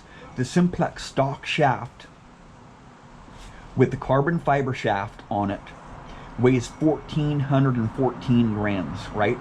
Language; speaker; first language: English; native; English